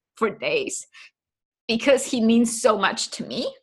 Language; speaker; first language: English; non-native, fluent; Chinese